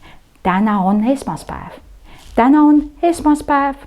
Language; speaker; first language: Estonian; non-native, local second language; Russian